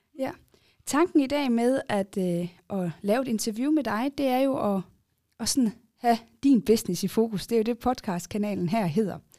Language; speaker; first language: Danish; native; Danish